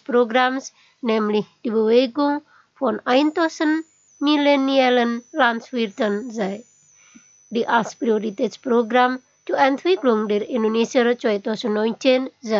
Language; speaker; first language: German; non-native, fluent; Indonesian